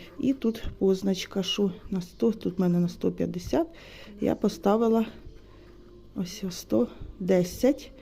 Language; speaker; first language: Ukrainian; native; Ukrainian